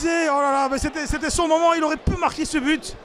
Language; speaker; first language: French; native; French